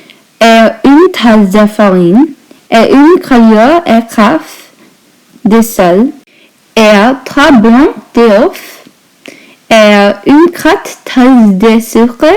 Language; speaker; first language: French; non-native, learner; English